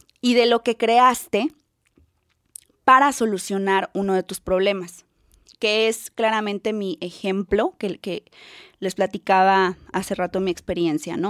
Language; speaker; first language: Spanish; native; Spanish